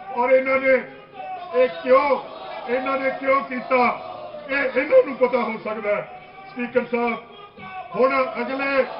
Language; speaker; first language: Punjabi; native; Punjabi